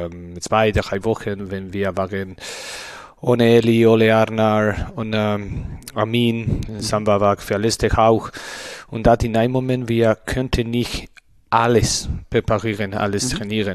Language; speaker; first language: German; non-native, learner; Spanish